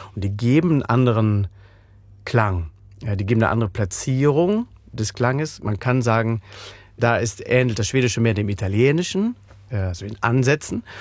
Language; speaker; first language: German; native; German